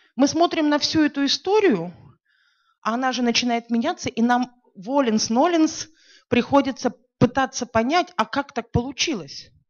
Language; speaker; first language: Russian; native; Russian